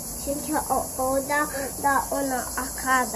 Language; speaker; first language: Turkish; early bilingual, heritage; Turkish